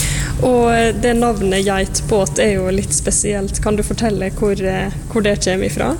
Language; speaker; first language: Norwegian; native; Norwegian